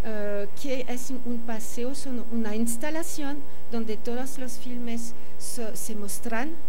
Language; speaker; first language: Spanish; non-native, fluent; French